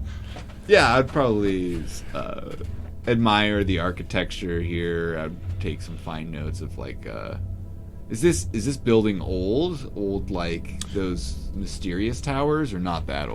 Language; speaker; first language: English; native; English